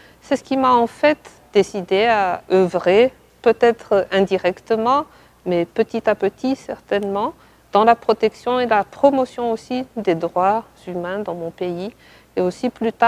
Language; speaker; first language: French; non-native, local second language; Malagasy